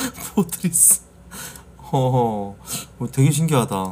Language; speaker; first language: Korean; native; Korean